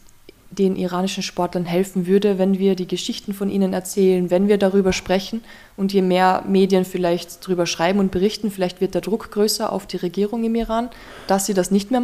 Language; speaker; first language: German; native; German